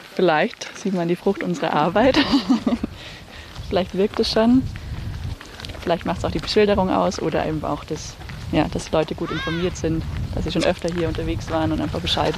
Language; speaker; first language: German; native; German